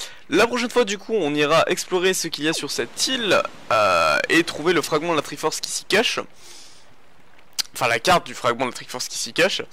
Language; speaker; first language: French; native; French